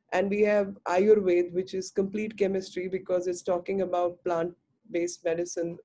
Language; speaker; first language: English; non-native, local second language; Hindi